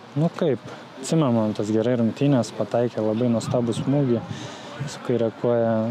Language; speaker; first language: Lithuanian; native; Lithuanian